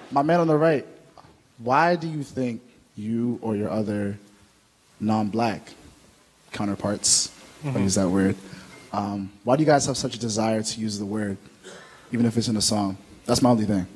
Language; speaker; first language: English; native; English